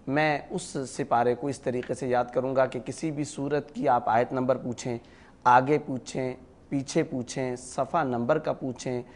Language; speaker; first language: Urdu; native; Urdu